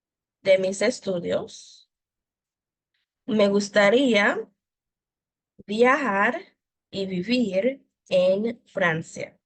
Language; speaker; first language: Spanish; non-native, fluent; English